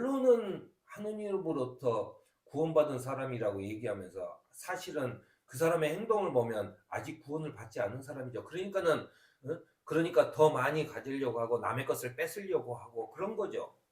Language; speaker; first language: Korean; native; Korean